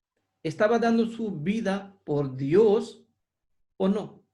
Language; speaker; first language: Spanish; non-native, fluent; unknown